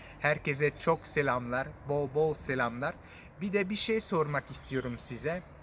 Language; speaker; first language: Turkish; non-native, fluent; French